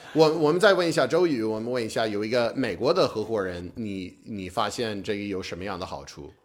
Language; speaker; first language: Chinese; non-native, fluent; English